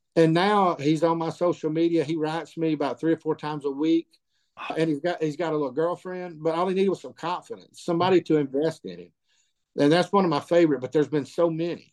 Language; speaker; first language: English; native; English